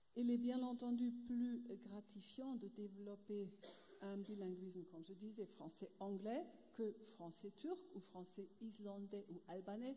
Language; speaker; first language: French; non-native, fluent; German